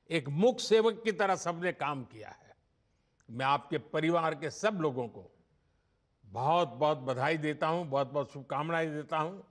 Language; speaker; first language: Hindi; non-native, local second language; Gujarati